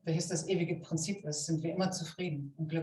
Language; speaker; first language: German; native; German